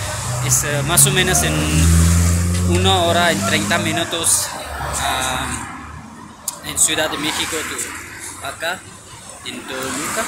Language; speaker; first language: Spanish; non-native, learner; Urdu